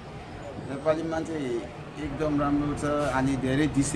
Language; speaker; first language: Nepali; non-native, learner; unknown